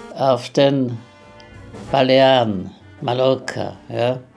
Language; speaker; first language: German; native; German